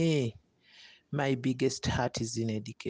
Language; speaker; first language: English; non-native, local second language; Ganda